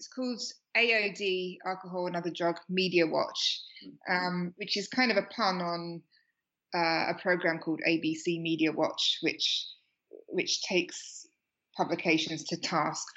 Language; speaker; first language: English; native; English